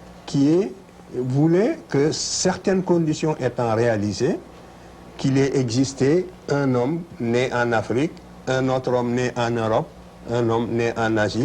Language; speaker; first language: French; non-native, local second language; Wolof